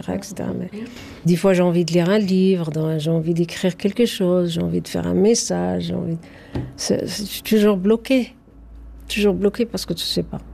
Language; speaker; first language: French; non-native, fluent; Arabic